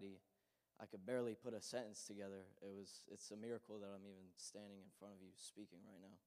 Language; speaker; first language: English; native; English